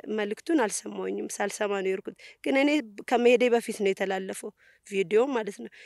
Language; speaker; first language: Amharic; native; Amharic